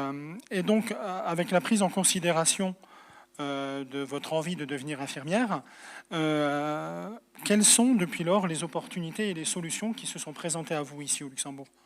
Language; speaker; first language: French; native; French